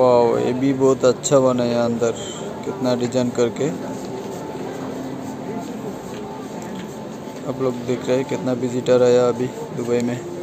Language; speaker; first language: Hindi; non-native, fluent; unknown